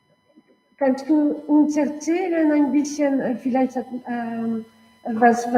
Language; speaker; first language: German; non-native, local second language; French